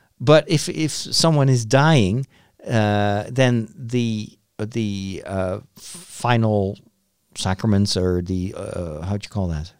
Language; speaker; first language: English; non-native, fluent; Dutch